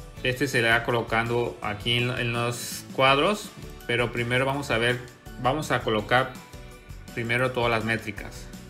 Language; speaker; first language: Spanish; native; Spanish